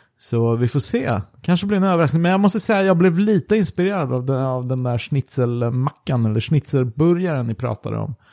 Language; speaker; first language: Swedish; early bilingual, other home language; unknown